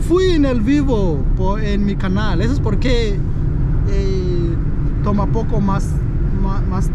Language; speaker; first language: Spanish; non-native, learner; English